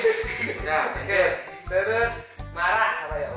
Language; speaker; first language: Indonesian; non-native, local second language; Minangkabau